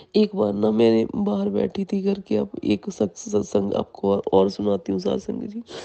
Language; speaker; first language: Hindi; non-native, local second language; Punjabi